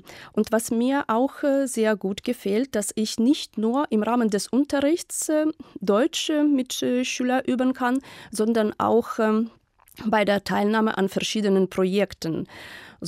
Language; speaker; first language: German; non-native, fluent; Ukrainian